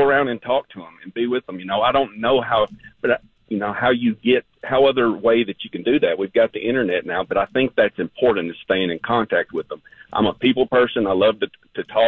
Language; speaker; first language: English; native; English